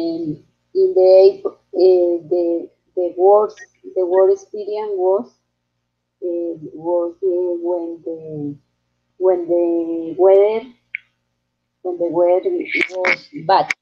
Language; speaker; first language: English; non-native, learner; Spanish